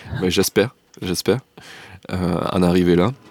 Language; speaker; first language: French; native; French